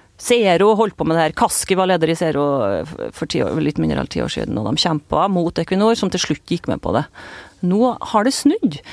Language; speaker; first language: Norwegian; native; Norwegian